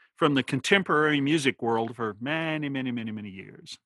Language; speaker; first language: English; native; English